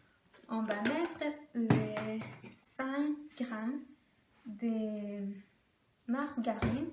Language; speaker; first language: French; non-native, learner; Spanish